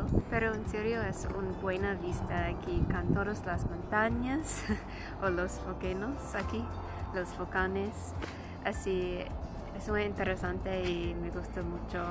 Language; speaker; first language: Spanish; non-native, learner; English